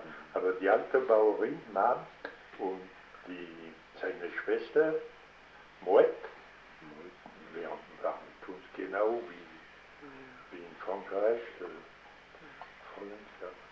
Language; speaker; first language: German; non-native, learner; French